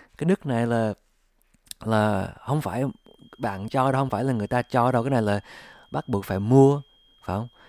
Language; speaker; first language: Vietnamese; early bilingual, heritage; English